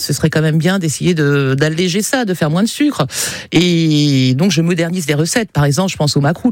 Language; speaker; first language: French; native; French